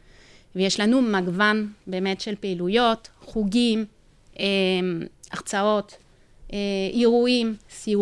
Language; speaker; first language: Hebrew; non-native, fluent; French